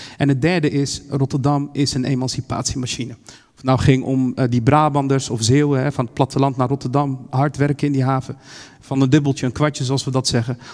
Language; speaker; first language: Dutch; early bilingual, other home language; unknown